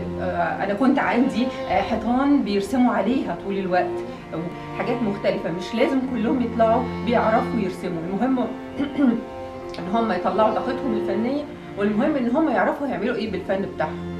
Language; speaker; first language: Arabic; native; Arabic